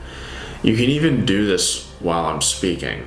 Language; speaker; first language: English; native; English